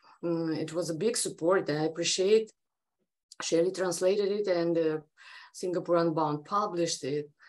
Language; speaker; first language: English; non-native, fluent; Russian